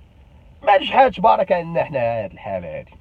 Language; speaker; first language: Arabic; native; Arabic